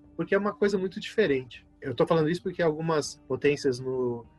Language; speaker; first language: Portuguese; native; Portuguese